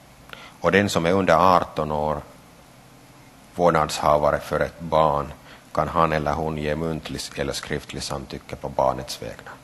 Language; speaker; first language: Swedish; non-native, local second language; Finnish